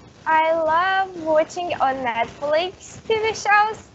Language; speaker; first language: English; non-native, learner; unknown